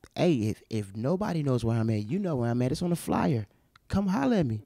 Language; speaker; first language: English; native; English